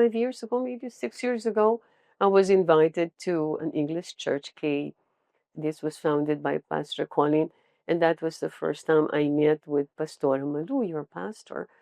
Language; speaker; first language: English; non-native, local second language; Filipino